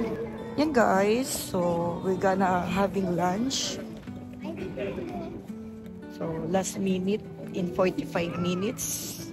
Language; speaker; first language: English; non-native, local second language; Filipino